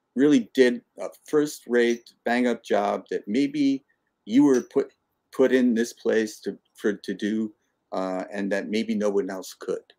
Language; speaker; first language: English; native; English